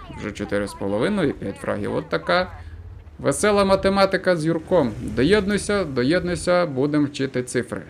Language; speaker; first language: Ukrainian; non-native, local second language; Russian